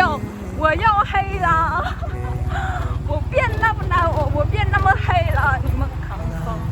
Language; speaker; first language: Chinese; non-native, learner; Vietnamese